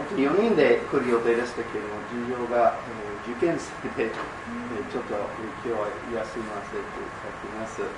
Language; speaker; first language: Japanese; non-native, fluent; English